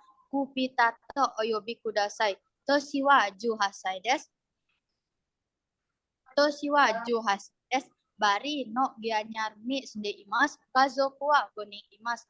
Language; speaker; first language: Japanese; non-native, learner; Indonesian